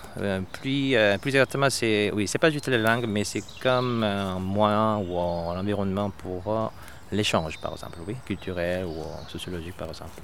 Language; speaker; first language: French; non-native, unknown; Korean